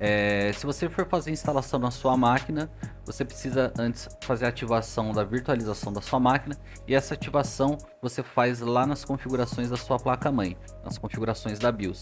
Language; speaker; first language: Portuguese; native; Portuguese